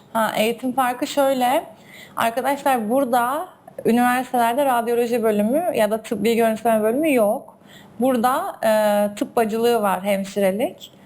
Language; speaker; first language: Turkish; native; Turkish